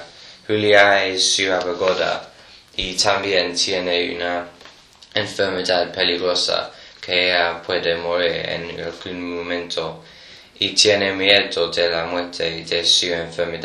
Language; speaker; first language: Spanish; non-native, learner; English